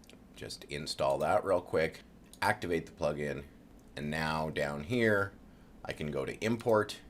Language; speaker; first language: English; native; English